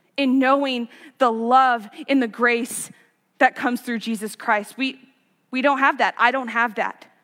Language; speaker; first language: English; native; English